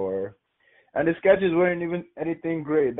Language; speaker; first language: English; non-native, local second language; Igbo